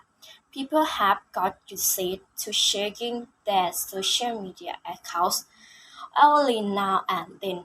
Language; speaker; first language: English; non-native, learner; Thai